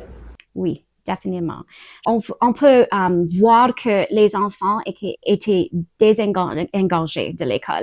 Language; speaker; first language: French; non-native, learner; English